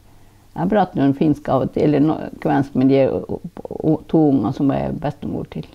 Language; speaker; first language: Norwegian; non-native, local second language; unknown